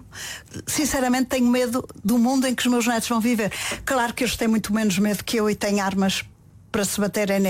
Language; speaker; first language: Portuguese; native; Portuguese